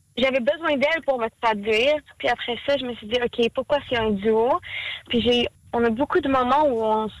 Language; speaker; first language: French; native; French